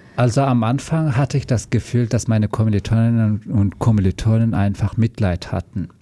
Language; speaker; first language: German; non-native, fluent; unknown